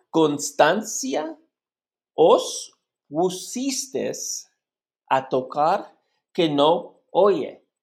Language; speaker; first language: Spanish; non-native, learner; English